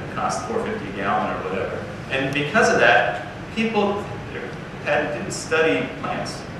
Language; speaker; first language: English; native; English